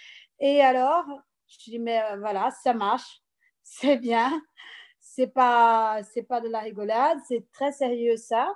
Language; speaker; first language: French; non-native, fluent; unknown